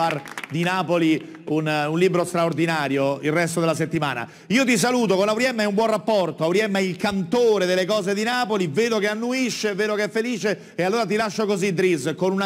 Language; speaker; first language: Italian; native; Italian